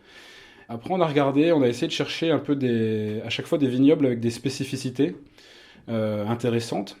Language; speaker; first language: French; native; French